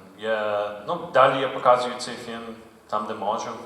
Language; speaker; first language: Ukrainian; early bilingual, heritage; Ukrainian